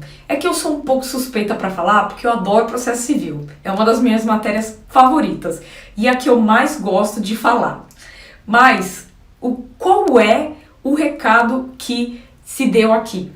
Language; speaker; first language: Portuguese; native; Portuguese